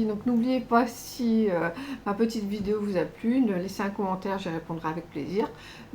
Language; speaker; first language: French; native; French